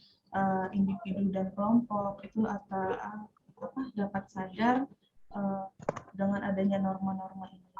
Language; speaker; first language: Indonesian; native; Indonesian